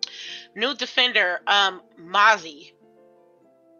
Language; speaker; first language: English; native; English